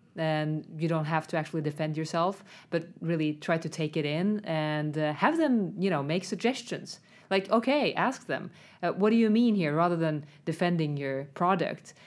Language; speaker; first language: English; non-native, fluent; Swedish